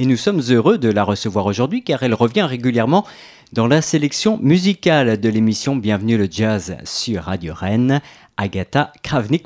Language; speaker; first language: French; native; French